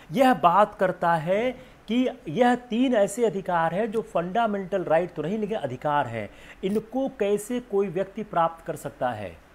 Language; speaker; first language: Hindi; native; Hindi